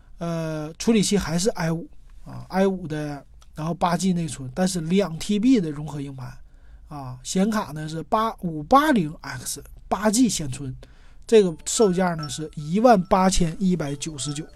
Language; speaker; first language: Chinese; native; Chinese